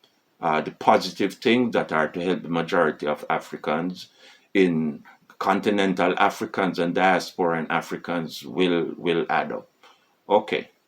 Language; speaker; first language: English; non-native, fluent; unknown